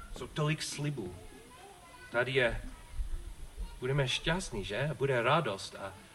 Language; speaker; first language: Czech; non-native, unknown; English